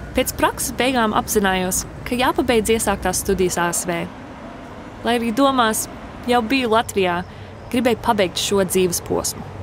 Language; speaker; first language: Latvian; early bilingual, heritage; Latvian